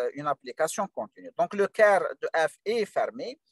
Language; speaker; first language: French; non-native, local second language; Arabic